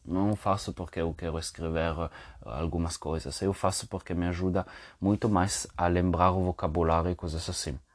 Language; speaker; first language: Portuguese; non-native, fluent; Spanish